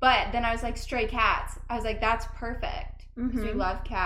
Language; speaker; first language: English; native; English